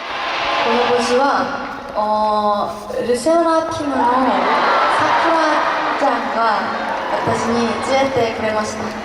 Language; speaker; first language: Japanese; non-native, learner; Korean